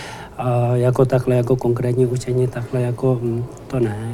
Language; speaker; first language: Czech; non-native, learner; Tibetan